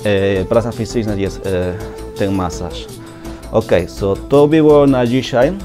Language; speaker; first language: Polish; non-native, learner; Spanish